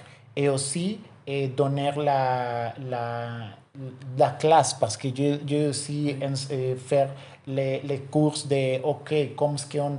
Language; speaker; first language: French; non-native, learner; Spanish